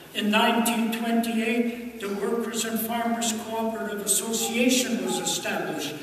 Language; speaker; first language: English; early bilingual, other home language; Ukrainian